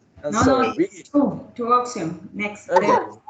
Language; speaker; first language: English; non-native, learner; Spanish